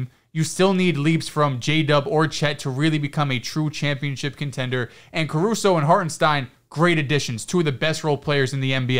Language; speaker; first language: English; native; English